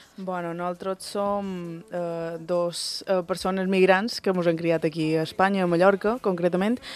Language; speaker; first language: Catalan; early bilingual, other home language; Spanish